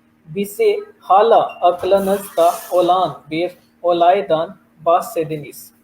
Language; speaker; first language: Turkish; non-native, learner; Urdu